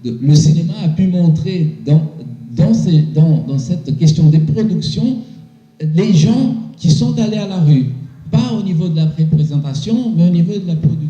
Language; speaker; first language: French; non-native, fluent; Portuguese